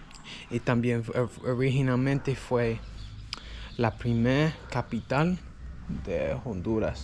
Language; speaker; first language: Spanish; non-native, learner; English